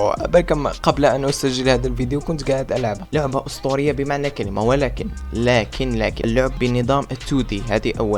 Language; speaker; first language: Arabic; native; Arabic